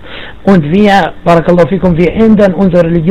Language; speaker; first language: German; non-native, fluent; Arabic